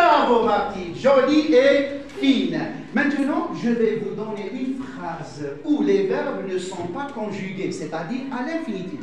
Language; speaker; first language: French; non-native, fluent; Arabic